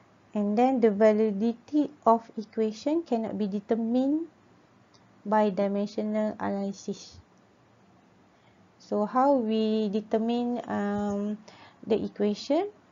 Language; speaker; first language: English; non-native, local second language; Malay